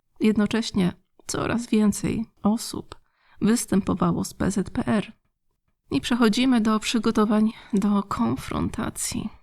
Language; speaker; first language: Polish; native; Polish